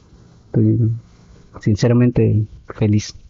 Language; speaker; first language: Spanish; non-native, local second language; Guarani